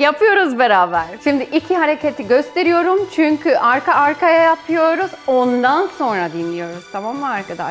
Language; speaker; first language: Turkish; non-native, fluent; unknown